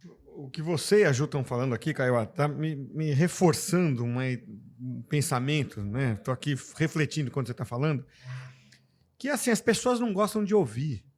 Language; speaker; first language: Portuguese; native; Portuguese